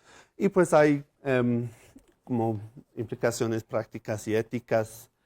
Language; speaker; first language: Spanish; non-native, fluent; English